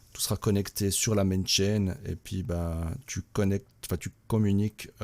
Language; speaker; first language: French; native; French